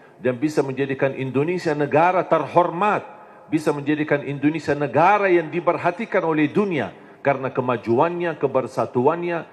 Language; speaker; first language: Indonesian; non-native, fluent; Arabic